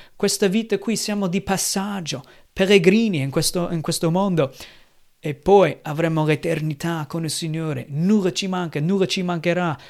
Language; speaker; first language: Italian; non-native, fluent; English